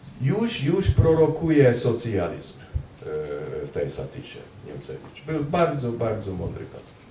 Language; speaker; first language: Polish; non-native, fluent; Hungarian